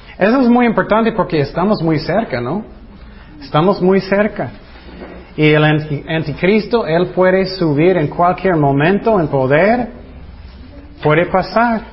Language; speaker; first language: Spanish; non-native, fluent; English